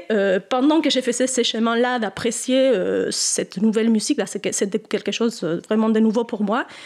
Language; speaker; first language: French; non-native, fluent; Spanish